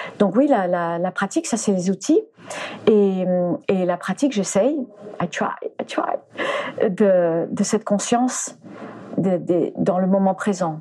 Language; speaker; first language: French; early bilingual, other home language; English